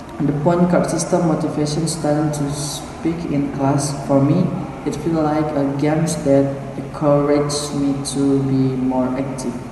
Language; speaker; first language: English; non-native, learner; Indonesian